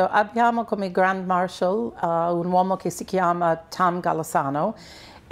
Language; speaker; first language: Italian; non-native, fluent; English